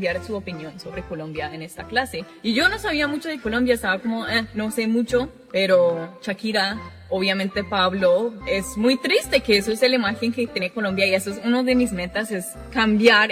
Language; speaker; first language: Spanish; non-native, fluent; English